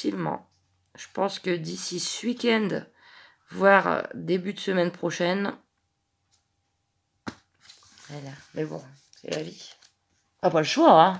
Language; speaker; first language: French; native; French